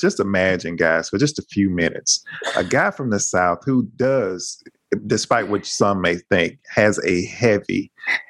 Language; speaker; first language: English; native; English